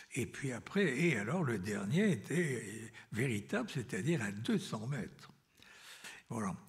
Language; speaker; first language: French; native; French